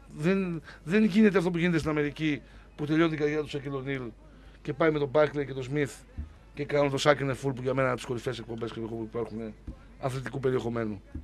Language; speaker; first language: Greek; native; Greek